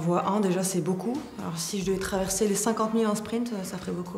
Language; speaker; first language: French; native; French